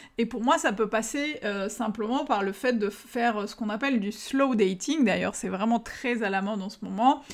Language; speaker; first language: French; native; French